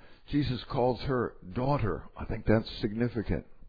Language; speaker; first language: English; native; English